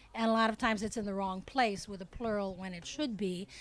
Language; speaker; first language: English; native; English